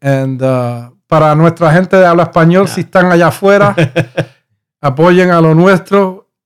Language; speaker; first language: Spanish; early bilingual, heritage; Spanish